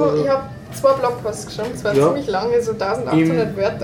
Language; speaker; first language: German; native; German